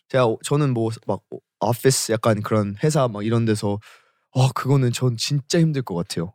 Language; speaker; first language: Korean; native; Korean